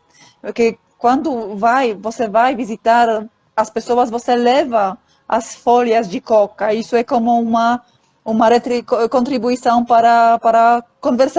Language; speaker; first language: Portuguese; non-native, fluent; Polish